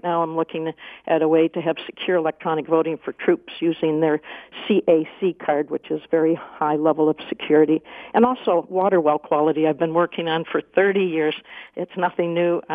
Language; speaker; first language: English; native; English